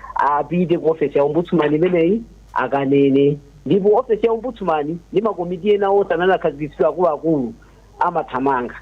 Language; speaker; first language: Nyanja; native; Nyanja